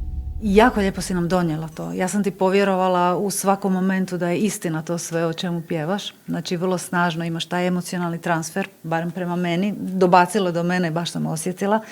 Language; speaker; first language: Bosnian; native; Bosnian